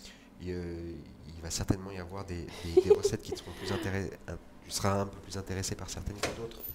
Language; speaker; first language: French; native; French